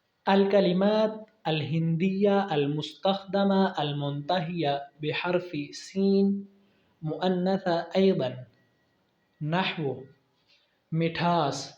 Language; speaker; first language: Arabic; non-native, fluent; Urdu